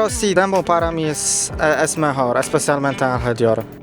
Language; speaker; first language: Spanish; non-native, learner; Polish